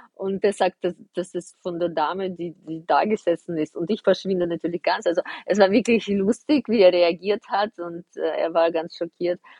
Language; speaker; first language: German; non-native, fluent; Russian